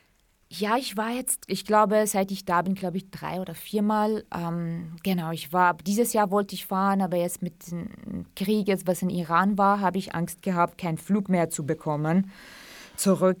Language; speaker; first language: German; early bilingual, other home language; Central Kurdish